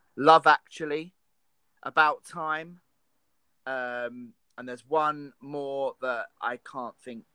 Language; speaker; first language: English; native; English